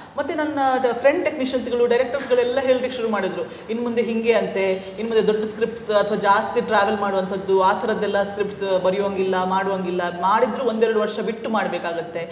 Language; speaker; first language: Kannada; non-native, local second language; Konkani